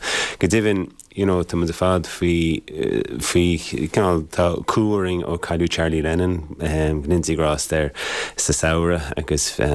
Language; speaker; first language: Irish; native; Irish